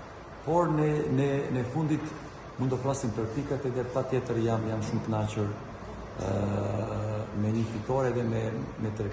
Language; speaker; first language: Albanian; non-native, learner; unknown